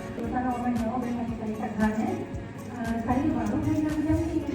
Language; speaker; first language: Malay; native; Malay